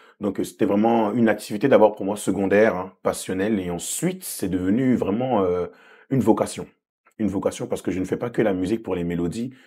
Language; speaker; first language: French; early bilingual, other home language; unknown